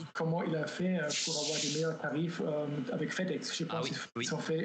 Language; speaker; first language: French; non-native, fluent; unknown